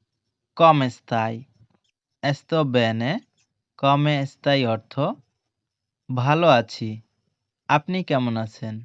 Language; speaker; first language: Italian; non-native, learner; Bangla